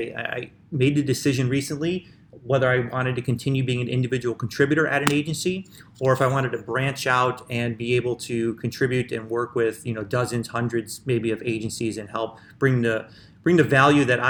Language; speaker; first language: English; native; English